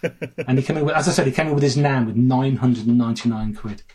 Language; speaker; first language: English; native; English